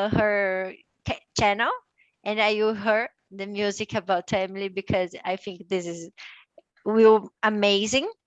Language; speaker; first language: English; non-native, learner; Portuguese